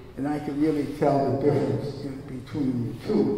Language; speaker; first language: English; native; English